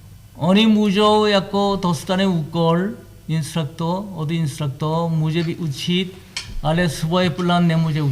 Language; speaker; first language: Czech; non-native, learner; Korean